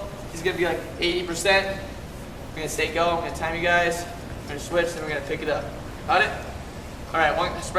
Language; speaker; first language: English; native; English